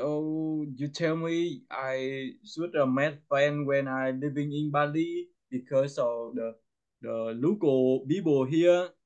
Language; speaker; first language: English; non-native, learner; Vietnamese